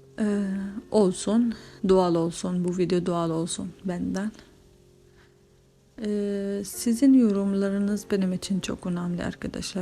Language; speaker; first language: Turkish; non-native, fluent; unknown